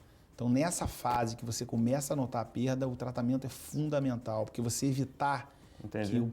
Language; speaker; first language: Portuguese; native; Portuguese